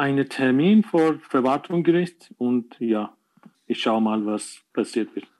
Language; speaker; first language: German; non-native, learner; Persian